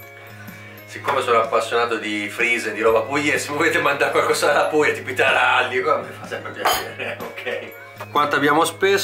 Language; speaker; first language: Italian; native; Italian